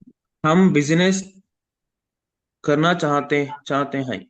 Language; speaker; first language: Hindi; non-native, learner; Telugu